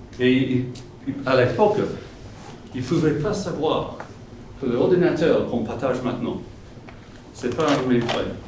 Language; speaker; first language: French; non-native, fluent; English